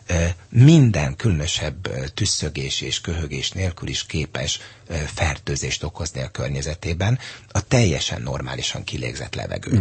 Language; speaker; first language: Hungarian; native; Hungarian